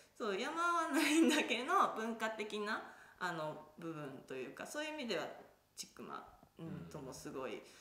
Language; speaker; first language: Japanese; native; Japanese